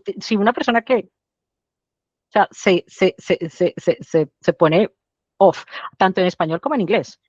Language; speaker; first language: Spanish; native; Spanish